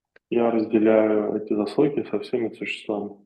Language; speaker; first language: Russian; native; Russian